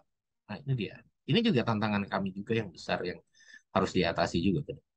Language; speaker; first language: Indonesian; native; Indonesian